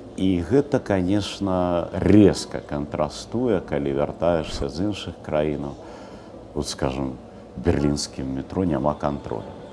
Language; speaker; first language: Belarusian; native; Belarusian